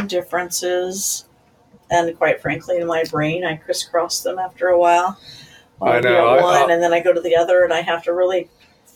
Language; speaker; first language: English; native; English